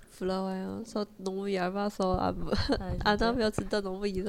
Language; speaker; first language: Korean; non-native, learner; Chinese